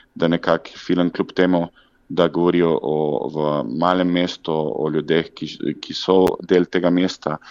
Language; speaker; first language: Slovenian; native; Slovenian